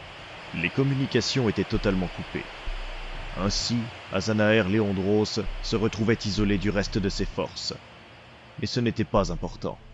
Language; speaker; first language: French; native; French